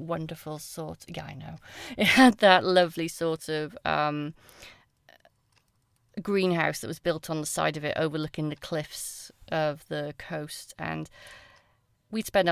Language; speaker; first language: English; native; English